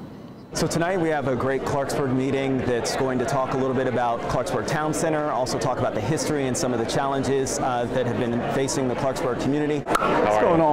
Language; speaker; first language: English; native; English